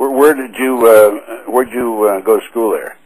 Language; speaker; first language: English; native; English